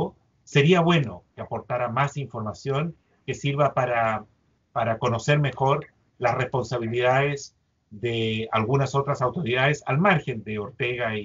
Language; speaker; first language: Spanish; native; Spanish